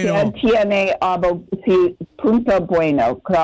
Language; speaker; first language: Spanish; non-native, fluent; English